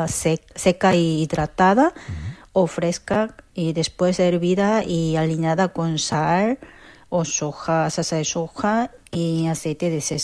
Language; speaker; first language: Spanish; non-native, fluent; Korean